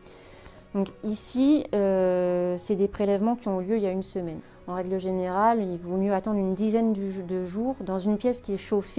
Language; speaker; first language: French; native; French